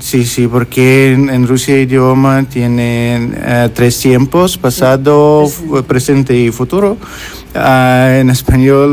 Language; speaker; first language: Spanish; non-native, learner; Russian